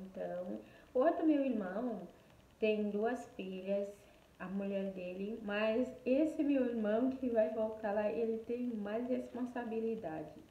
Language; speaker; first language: Portuguese; non-native, fluent; Haitian Creole